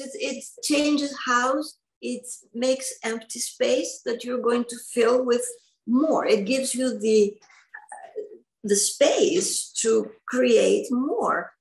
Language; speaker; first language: English; non-native, fluent; Greek